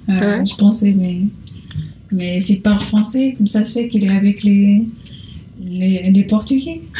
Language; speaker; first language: French; non-native, learner; Portuguese